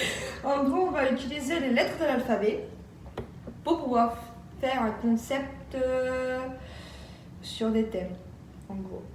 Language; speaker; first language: French; native; French